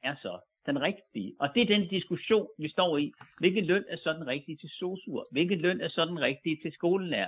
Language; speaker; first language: Danish; native; Danish